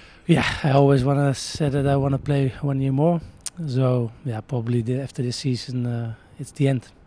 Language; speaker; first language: English; non-native, fluent; Dutch